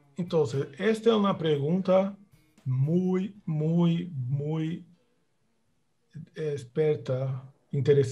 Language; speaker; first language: Spanish; non-native, fluent; Portuguese